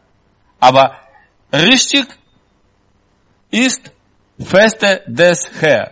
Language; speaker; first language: German; non-native, learner; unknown